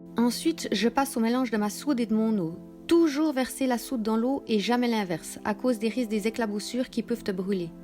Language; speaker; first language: French; native; French